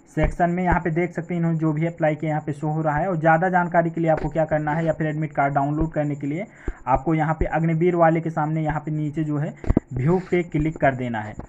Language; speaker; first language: Hindi; native; Hindi